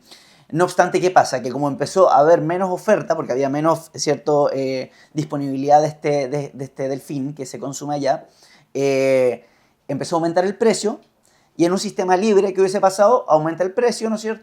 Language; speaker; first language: Spanish; native; Spanish